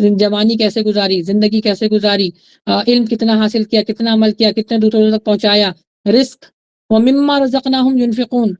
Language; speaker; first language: Urdu; native; Urdu